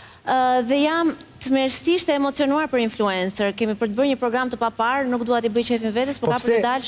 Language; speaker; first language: Albanian; native; Albanian